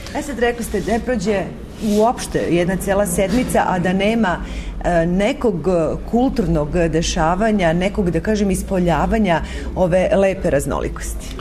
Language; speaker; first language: Serbian; native; Serbian